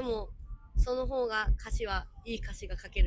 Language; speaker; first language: Japanese; native; Japanese